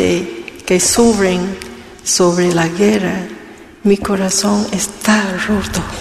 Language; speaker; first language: Spanish; non-native, learner; Vietnamese